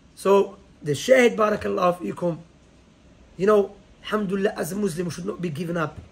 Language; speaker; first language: English; non-native, fluent; Arabic